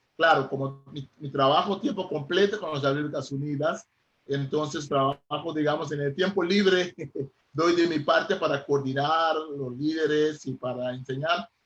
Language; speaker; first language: Spanish; non-native, fluent; Papiamento